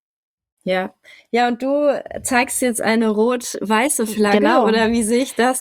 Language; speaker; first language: German; native; German